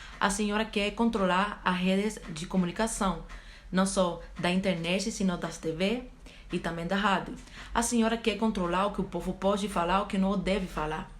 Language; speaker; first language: Portuguese; non-native, fluent; Spanish